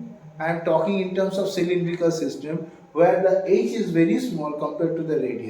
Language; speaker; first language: English; non-native, local second language; Bangla